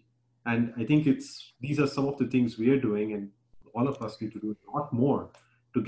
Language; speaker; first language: English; non-native, local second language; Hindi